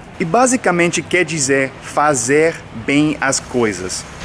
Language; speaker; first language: Portuguese; non-native, fluent; English